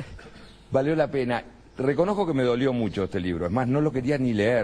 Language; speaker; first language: Spanish; native; Spanish